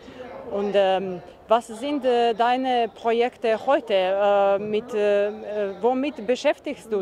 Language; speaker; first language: German; non-native, learner; Serbian